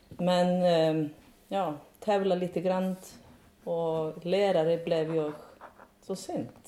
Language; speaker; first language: Swedish; non-native, fluent; Icelandic